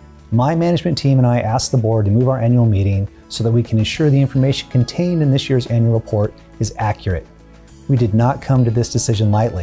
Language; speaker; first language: English; native; English